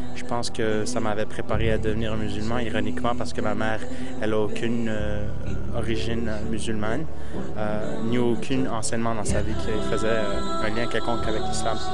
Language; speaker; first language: French; early bilingual, other home language; Portuguese